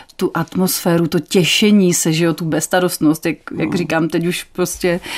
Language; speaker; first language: Czech; native; Czech